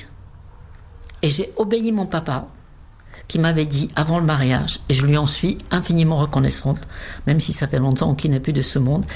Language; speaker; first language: French; non-native, fluent; Czech